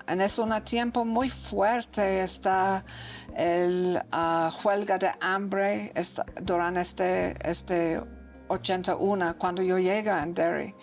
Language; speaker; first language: Spanish; non-native, learner; English